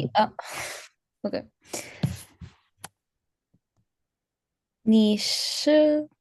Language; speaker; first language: Chinese; non-native, learner; Spanish